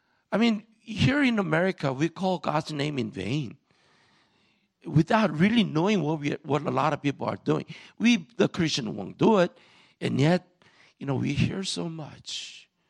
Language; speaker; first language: English; non-native, fluent; Korean